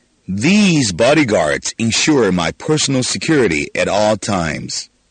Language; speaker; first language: English; non-native, fluent; Chinese